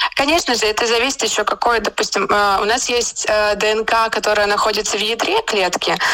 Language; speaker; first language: Russian; native; Russian